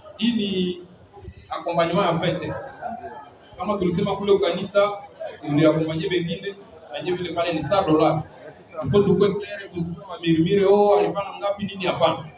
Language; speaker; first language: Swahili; native; Swahili